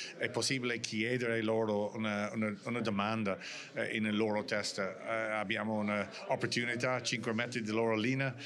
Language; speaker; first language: Italian; non-native, learner; English